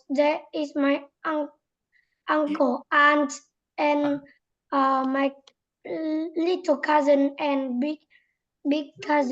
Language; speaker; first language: English; non-native, learner; Vietnamese